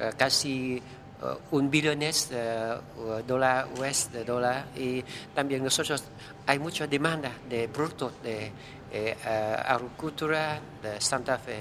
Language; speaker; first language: Spanish; non-native, learner; Vietnamese